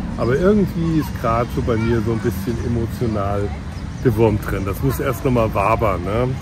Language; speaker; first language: German; native; German